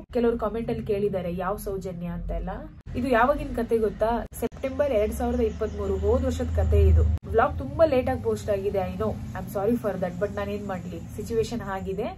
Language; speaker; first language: Kannada; native; Kannada